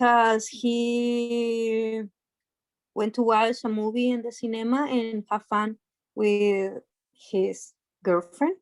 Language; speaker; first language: English; non-native, learner; Spanish